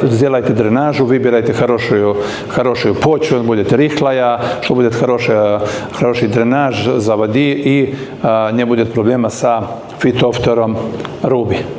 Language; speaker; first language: Russian; non-native, learner; Serbian